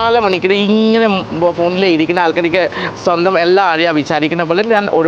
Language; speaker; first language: Malayalam; non-native, learner; Assamese